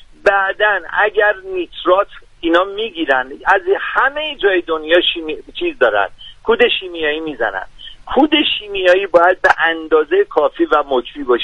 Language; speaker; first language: Persian; native; Persian